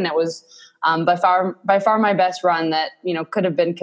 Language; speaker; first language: English; native; English